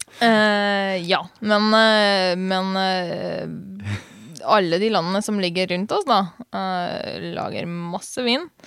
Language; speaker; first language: Norwegian; non-native, fluent; Hungarian